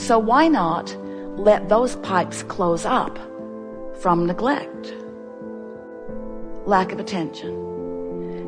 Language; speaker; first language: English; native; English